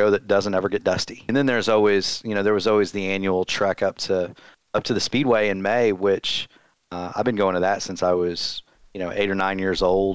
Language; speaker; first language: English; native; English